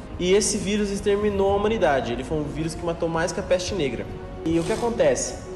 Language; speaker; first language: Portuguese; native; Portuguese